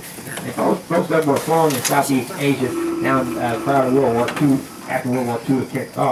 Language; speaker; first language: English; native; English